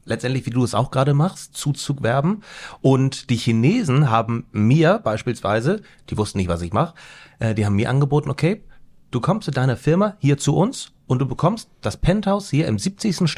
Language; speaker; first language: German; native; German